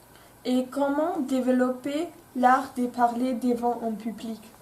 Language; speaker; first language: French; non-native, local second language; Luxembourgish